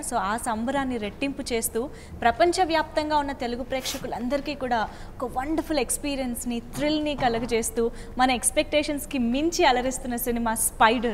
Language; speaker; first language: Telugu; native; Telugu